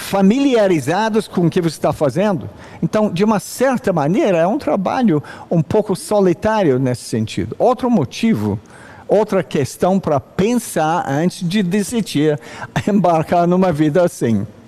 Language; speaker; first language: Portuguese; non-native, fluent; English